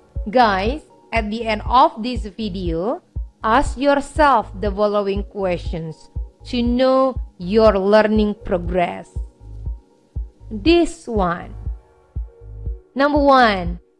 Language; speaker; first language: English; non-native, fluent; Indonesian